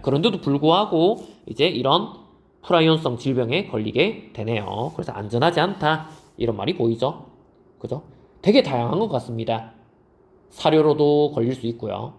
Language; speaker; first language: Korean; native; Korean